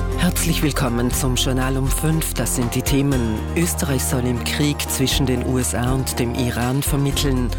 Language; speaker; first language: German; native; German